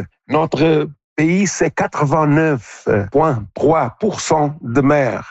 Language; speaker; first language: French; non-native, local second language; Portuguese